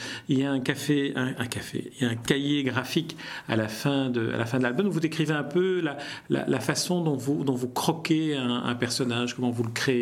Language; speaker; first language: French; native; French